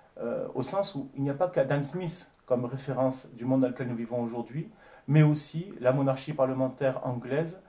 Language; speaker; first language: French; native; French